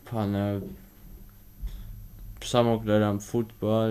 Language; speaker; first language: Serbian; early bilingual, heritage; Serbian